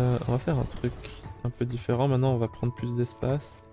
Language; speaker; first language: French; native; French